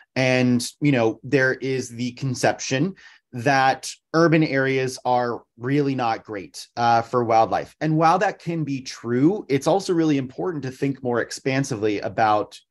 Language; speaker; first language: English; native; English